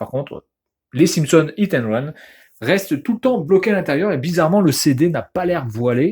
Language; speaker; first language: French; native; French